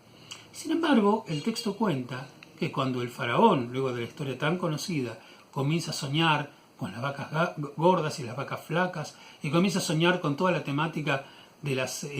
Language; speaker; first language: Spanish; native; Spanish